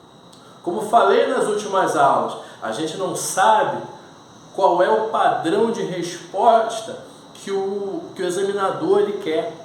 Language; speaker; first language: Portuguese; native; Portuguese